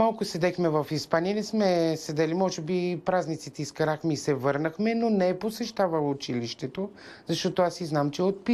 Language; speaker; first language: Bulgarian; native; Bulgarian